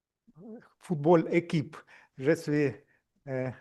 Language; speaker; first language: French; non-native, learner; Russian